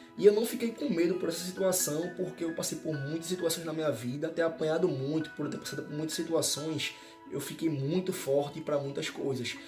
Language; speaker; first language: Portuguese; native; Portuguese